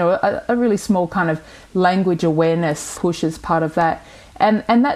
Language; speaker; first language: English; native; English